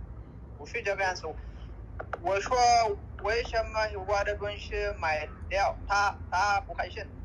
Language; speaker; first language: Chinese; non-native, learner; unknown